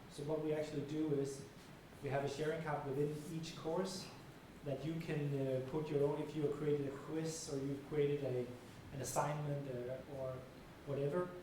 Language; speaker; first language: English; non-native, fluent; Danish